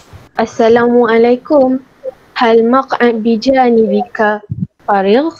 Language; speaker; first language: Arabic; non-native, learner; Malay